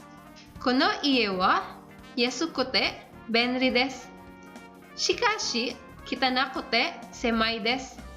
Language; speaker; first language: Japanese; non-native, fluent; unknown